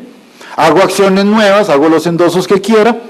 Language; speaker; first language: Spanish; native; Spanish